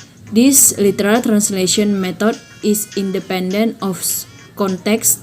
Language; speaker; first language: English; non-native, learner; Indonesian